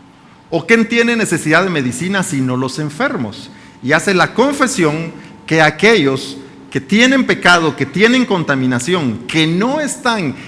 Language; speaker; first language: Spanish; native; Spanish